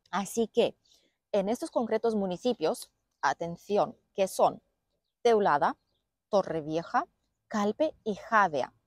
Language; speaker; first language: Spanish; non-native, fluent; Lithuanian